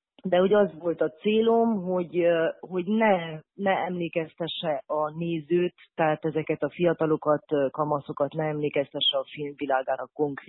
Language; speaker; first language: Hungarian; native; Hungarian